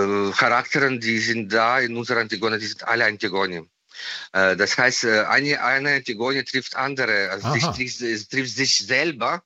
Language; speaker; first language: German; non-native, fluent; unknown